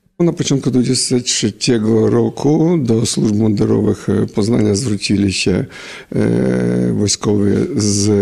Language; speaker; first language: Polish; non-native, learner; Ukrainian